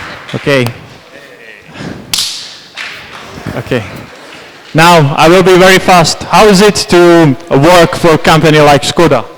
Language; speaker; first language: English; non-native, fluent; Czech